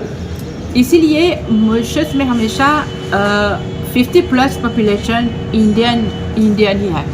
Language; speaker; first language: Hindi; non-native, fluent; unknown